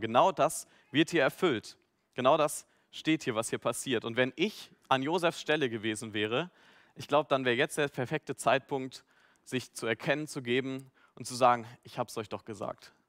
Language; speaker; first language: German; native; German